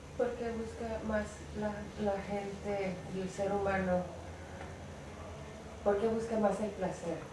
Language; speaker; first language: Spanish; native; Spanish